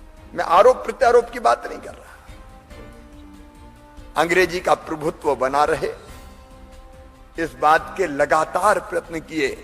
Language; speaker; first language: Hindi; native; Hindi